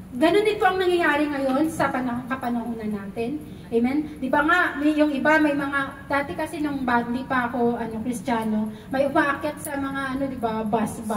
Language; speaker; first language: Filipino; non-native, local second language; Cebuano